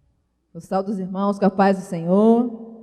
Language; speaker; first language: Portuguese; native; Portuguese